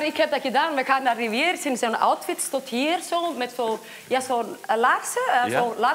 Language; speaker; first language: Dutch; non-native, fluent; Icelandic